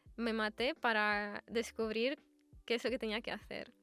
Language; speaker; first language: Spanish; non-native, fluent; Russian